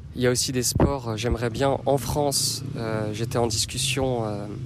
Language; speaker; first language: French; native; French